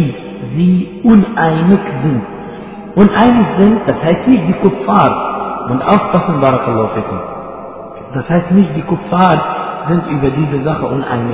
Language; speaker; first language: German; non-native, fluent; Arabic